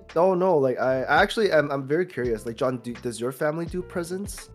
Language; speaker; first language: English; early bilingual, other home language; Chinese